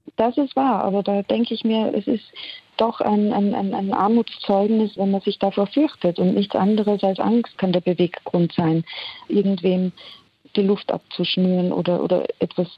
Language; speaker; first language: German; native; German